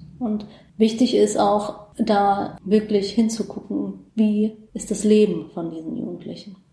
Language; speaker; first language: German; early bilingual, other home language; Kurdish